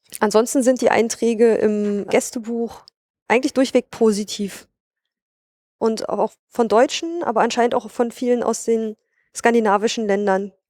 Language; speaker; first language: German; native; German